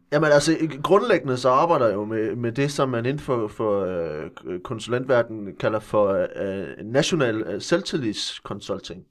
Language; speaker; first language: Danish; native; Danish